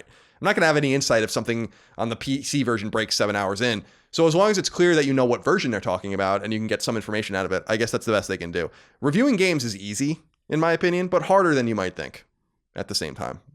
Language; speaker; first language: English; native; English